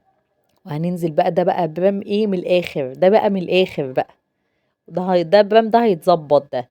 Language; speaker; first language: Arabic; native; Arabic